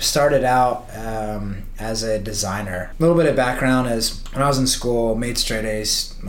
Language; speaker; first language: English; native; English